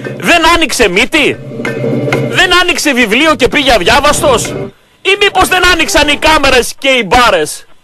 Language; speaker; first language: Greek; early bilingual, other home language; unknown